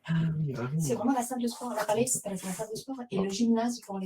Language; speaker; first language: French; native; French